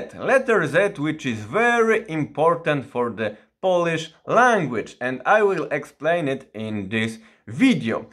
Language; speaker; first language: English; non-native, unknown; Polish